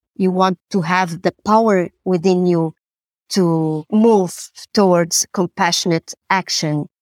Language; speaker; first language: English; non-native, fluent; Portuguese